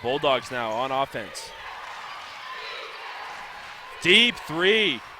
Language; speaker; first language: English; native; English